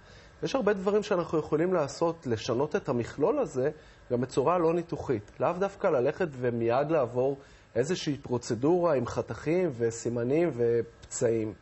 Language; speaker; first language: Hebrew; native; Hebrew